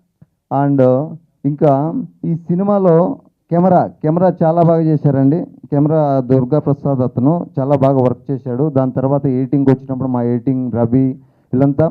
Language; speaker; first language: Telugu; native; Telugu